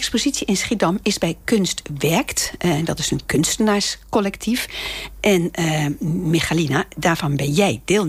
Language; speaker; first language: Dutch; native; Dutch